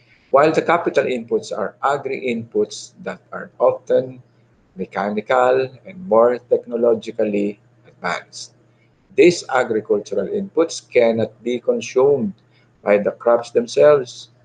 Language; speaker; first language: English; non-native, local second language; Filipino